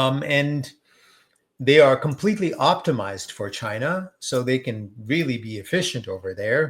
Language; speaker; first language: English; native; English